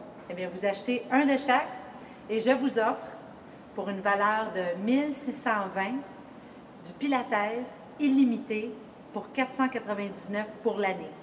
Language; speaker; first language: French; native; French